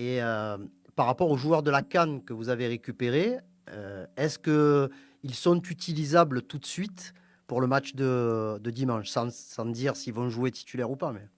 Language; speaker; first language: French; native; French